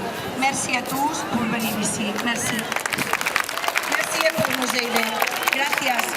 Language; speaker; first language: French; non-native, learner; Spanish